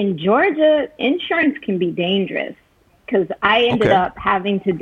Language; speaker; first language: English; native; English